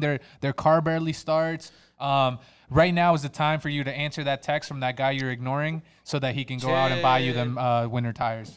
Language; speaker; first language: English; early bilingual, other home language; Spanish